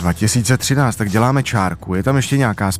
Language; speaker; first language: Czech; native; Czech